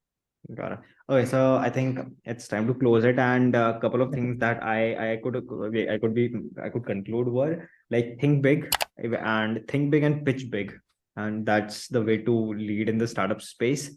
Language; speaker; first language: English; non-native, local second language; Hindi